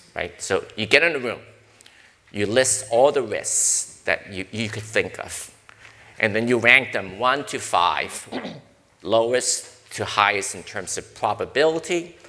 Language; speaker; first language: English; native; English